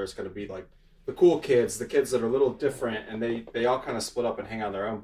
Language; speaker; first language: English; native; English